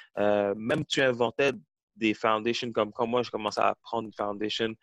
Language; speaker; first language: French; early bilingual, heritage; French